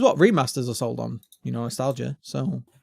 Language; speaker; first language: English; native; English